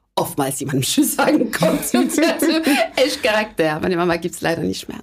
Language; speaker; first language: German; non-native, fluent; French